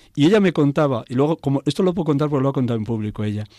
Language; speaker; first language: Spanish; native; Spanish